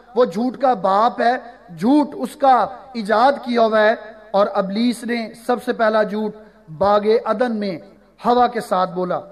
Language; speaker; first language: Urdu; non-native, local second language; Punjabi